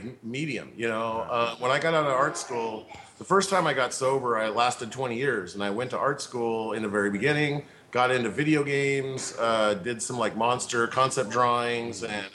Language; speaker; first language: English; native; English